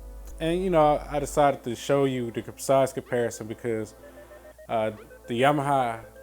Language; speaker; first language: English; native; English